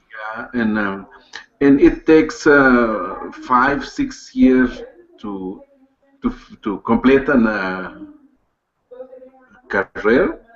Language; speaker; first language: English; non-native, learner; Spanish